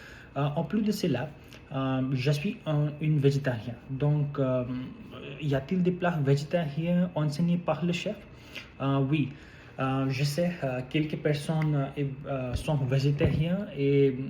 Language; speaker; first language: French; non-native, learner; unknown